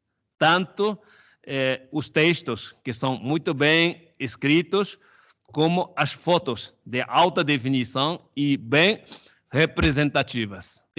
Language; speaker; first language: Portuguese; non-native, fluent; Chinese